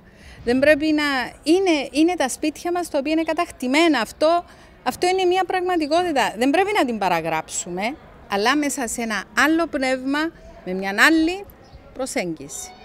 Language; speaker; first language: Greek; native; Greek